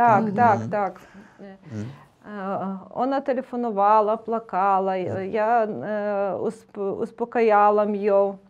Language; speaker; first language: Ukrainian; native; Ukrainian